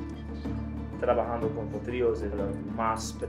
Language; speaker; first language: Spanish; non-native, learner; English